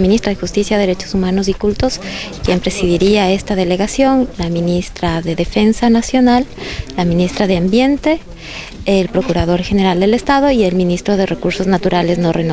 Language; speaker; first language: Spanish; native; Spanish